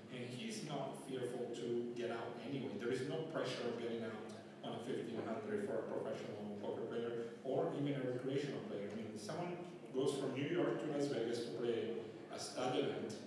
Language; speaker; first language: English; non-native, fluent; Italian